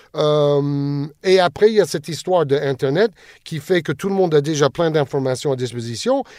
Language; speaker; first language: French; non-native, fluent; English